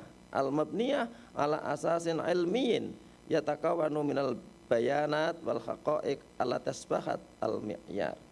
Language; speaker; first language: Arabic; non-native, fluent; Indonesian